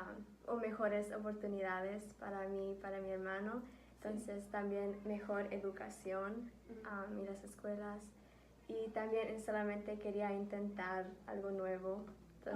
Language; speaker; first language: Spanish; early bilingual, heritage; Spanish